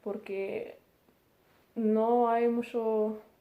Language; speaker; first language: Spanish; early bilingual, heritage; Spanish